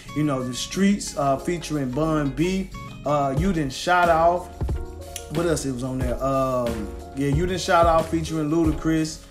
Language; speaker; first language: English; native; English